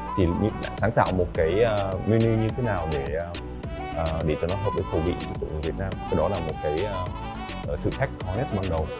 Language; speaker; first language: Vietnamese; early bilingual, heritage; Vietnamese